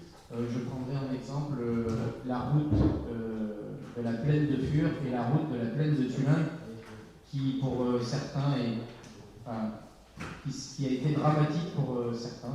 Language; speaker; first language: French; native; French